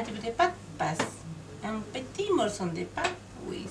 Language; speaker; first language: French; non-native, learner; Spanish